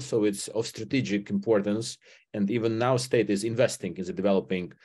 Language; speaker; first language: English; non-native, fluent; Ukrainian